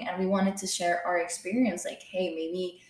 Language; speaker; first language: English; non-native, fluent; Spanish